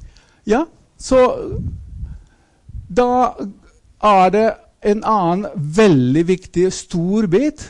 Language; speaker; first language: Norwegian; non-native, fluent; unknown